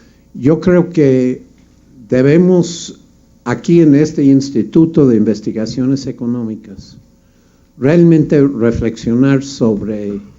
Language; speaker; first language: Spanish; non-native, fluent; English